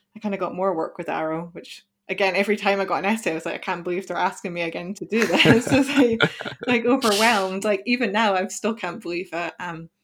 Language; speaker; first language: English; native; English